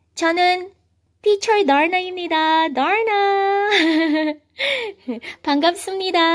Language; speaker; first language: Korean; non-native, fluent; Filipino